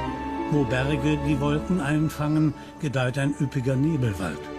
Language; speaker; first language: German; native; German